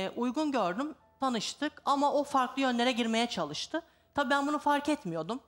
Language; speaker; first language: Turkish; native; Turkish